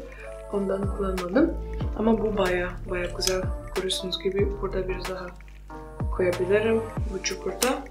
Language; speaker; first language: Turkish; non-native, fluent; Polish